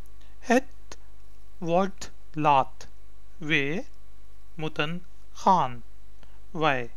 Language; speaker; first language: Dutch; non-native, learner; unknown